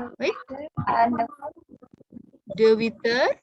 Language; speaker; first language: French; non-native, fluent; Indonesian